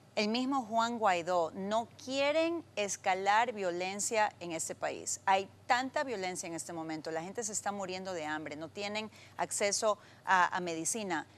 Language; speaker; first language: Spanish; native; Spanish